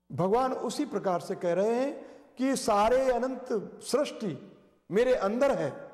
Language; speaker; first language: Hindi; native; Hindi